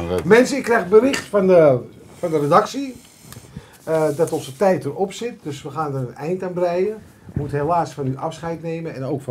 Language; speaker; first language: Dutch; native; Dutch